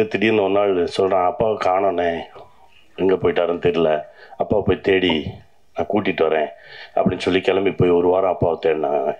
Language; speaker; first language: Tamil; native; Tamil